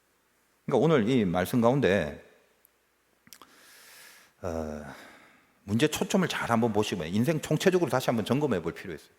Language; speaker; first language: Korean; native; Korean